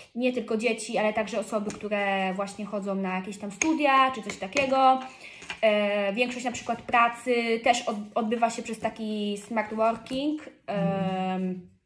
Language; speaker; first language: Polish; early bilingual, heritage; Polish